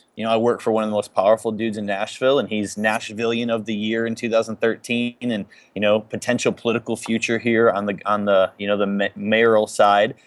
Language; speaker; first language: English; native; English